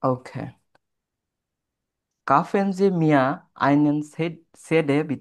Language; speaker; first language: German; non-native, learner; Bangla